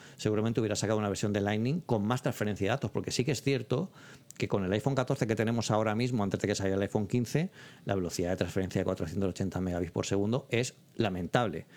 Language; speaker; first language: Spanish; native; Spanish